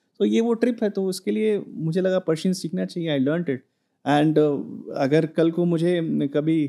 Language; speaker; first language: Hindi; native; Hindi